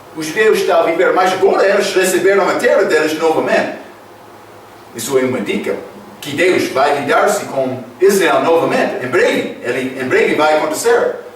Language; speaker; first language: Portuguese; non-native, fluent; English